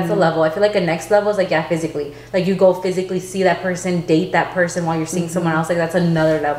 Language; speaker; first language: English; early bilingual, other home language; Spanish